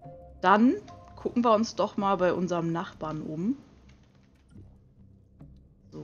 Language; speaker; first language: German; native; German